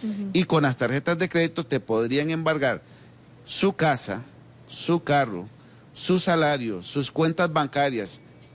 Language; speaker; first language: Spanish; native; Spanish